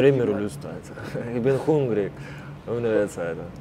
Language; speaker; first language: German; non-native, learner; Russian